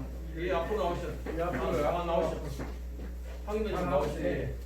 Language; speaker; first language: Korean; native; Korean